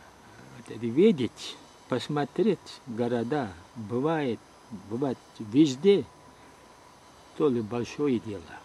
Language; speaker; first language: Russian; non-native, local second language; Uyghur